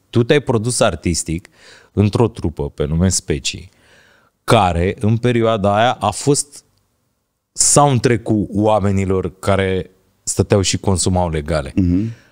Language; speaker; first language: Romanian; native; Romanian